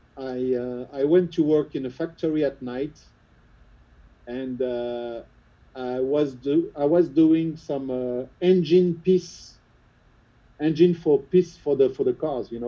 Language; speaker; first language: English; non-native, fluent; French